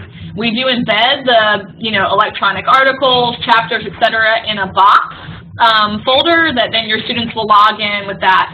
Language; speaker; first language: English; native; English